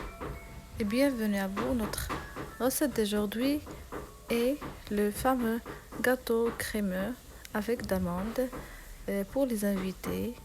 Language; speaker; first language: French; non-native, local second language; Arabic